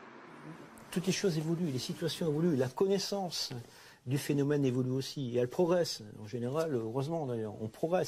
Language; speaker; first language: French; native; French